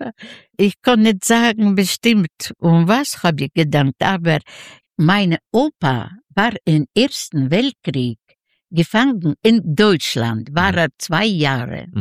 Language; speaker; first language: German; non-native, learner; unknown